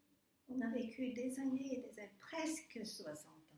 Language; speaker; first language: French; non-native, fluent; Turkish